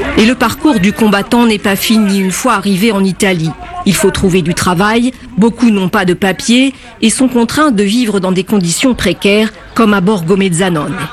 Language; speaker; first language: French; native; French